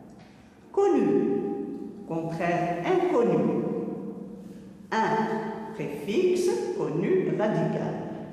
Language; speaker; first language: French; non-native, local second language; Arabic